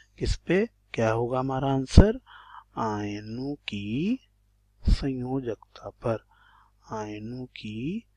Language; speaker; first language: Hindi; native; Hindi